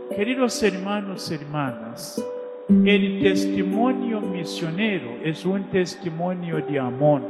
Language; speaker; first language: Spanish; non-native, fluent; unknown